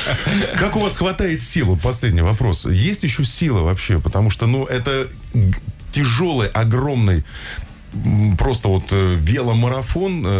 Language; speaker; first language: Russian; native; Russian